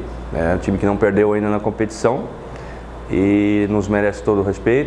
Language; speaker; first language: Portuguese; native; Portuguese